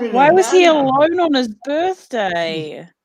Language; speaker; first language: English; native; English